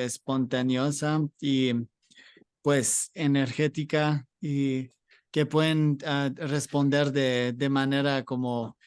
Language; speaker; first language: Spanish; non-native, learner; English